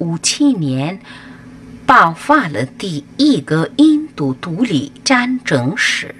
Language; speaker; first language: Chinese; non-native, fluent; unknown